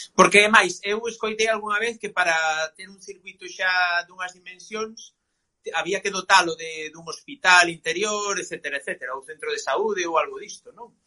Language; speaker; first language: Galician; native; Galician